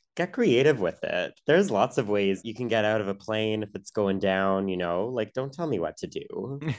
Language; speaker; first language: English; native; English